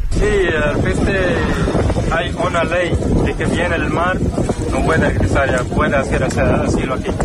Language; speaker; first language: Spanish; non-native, learner; Arabic